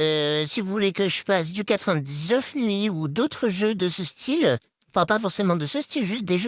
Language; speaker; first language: French; native; French